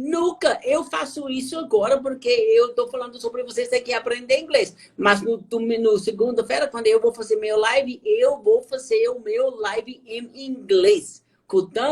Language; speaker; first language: Portuguese; non-native, fluent; German